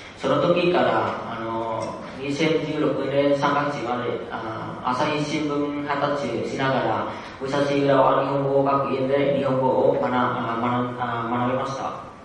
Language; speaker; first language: Japanese; non-native, learner; Vietnamese